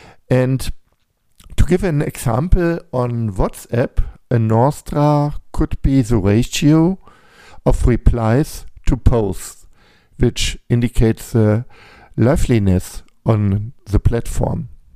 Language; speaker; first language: English; non-native, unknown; German